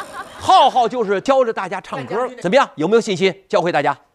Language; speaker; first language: Chinese; native; Chinese